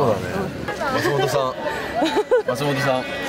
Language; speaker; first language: Japanese; native; Japanese